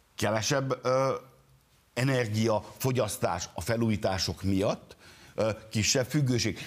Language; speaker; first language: Hungarian; native; Hungarian